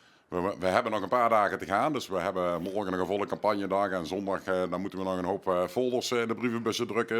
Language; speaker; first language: Dutch; native; Dutch